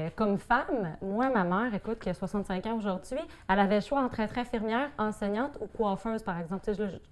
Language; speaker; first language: French; native; French